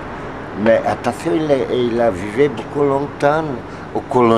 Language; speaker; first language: French; non-native, learner; Russian